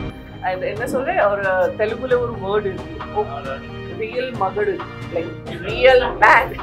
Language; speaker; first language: Tamil; non-native, local second language; Gujarati